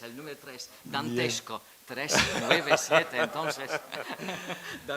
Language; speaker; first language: Spanish; non-native, fluent; Polish